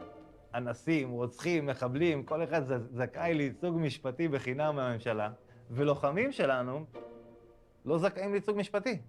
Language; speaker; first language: Hebrew; native; Hebrew